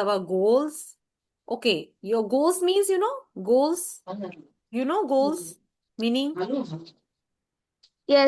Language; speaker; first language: English; non-native, learner; Hindi